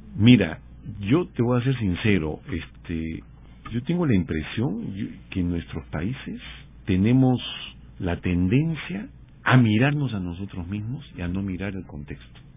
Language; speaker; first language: Spanish; native; Spanish